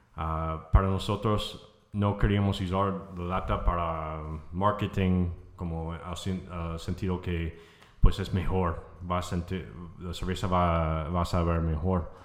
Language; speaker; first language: Spanish; non-native, fluent; English